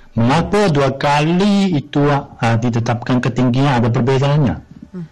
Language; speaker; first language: Malay; non-native, fluent; Chinese